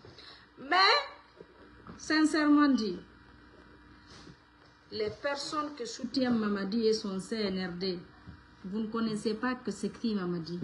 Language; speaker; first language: French; non-native, local second language; Fula